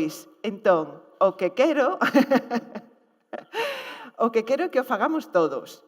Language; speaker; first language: Galician; native; Galician